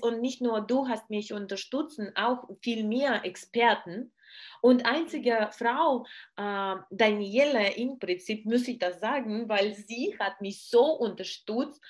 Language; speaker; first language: German; non-native, learner; Russian